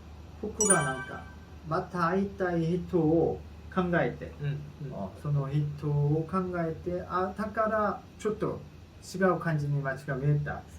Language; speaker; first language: Japanese; non-native, learner; Korean